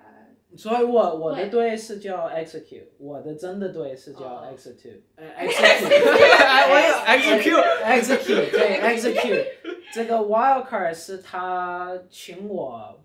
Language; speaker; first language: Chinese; early bilingual, heritage; Chinese